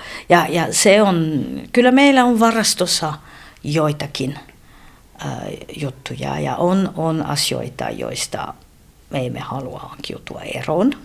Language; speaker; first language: Finnish; non-native, fluent; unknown